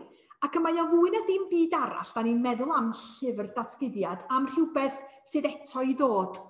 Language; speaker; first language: Welsh; native; Welsh